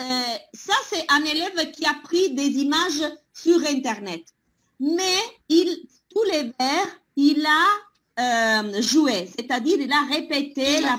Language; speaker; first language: French; non-native, fluent; Italian